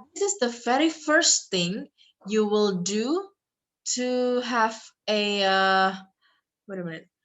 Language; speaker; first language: English; non-native, fluent; Indonesian